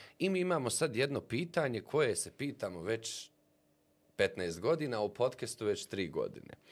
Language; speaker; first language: Bosnian; native; Bosnian